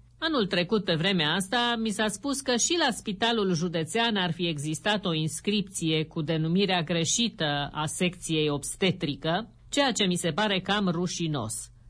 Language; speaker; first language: Romanian; native; Romanian